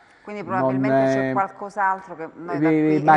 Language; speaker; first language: Italian; native; Italian